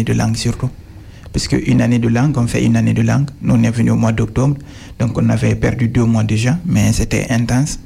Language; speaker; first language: French; non-native, fluent; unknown